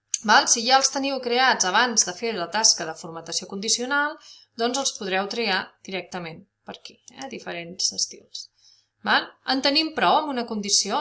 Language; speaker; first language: Catalan; native; Catalan